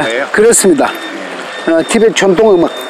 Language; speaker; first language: Korean; non-native, fluent; Tibetan